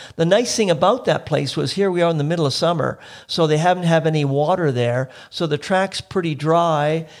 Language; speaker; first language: English; native; English